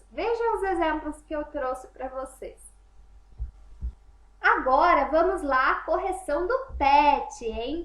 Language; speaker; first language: Portuguese; native; Portuguese